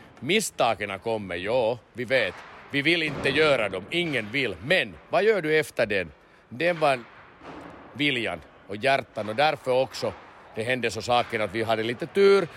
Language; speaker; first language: Swedish; non-native, learner; Finnish